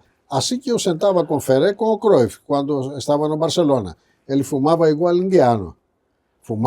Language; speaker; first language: Portuguese; non-native, fluent; Greek